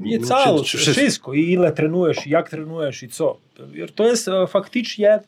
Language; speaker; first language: Polish; non-native, fluent; Serbian